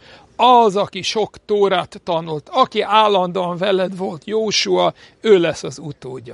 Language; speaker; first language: Hungarian; non-native, fluent; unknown